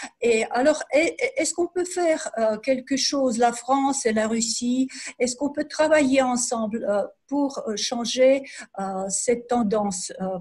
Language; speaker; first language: French; non-native, fluent; Russian